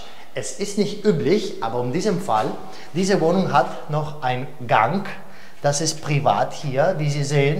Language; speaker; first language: German; non-native, fluent; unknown